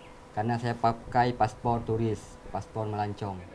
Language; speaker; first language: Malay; non-native, local second language; Achinese